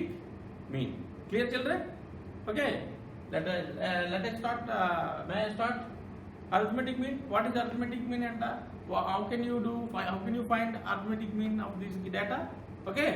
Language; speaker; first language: English; non-native, local second language; Telugu